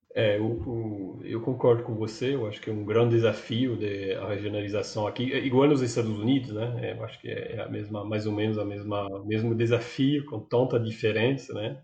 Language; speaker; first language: Portuguese; non-native, fluent; French